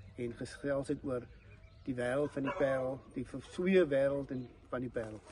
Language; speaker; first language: Afrikaans; native; Afrikaans